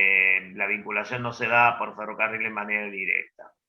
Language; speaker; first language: Spanish; native; Spanish